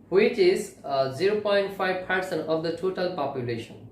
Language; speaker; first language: English; non-native, local second language; Bangla